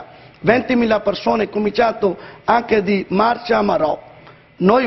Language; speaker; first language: Italian; non-native, learner; Punjabi